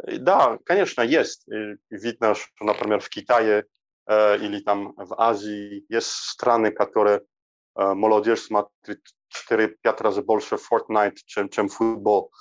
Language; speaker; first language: Russian; non-native, learner; Polish